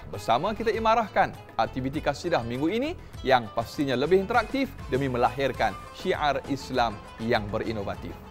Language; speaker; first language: Malay; native; Malay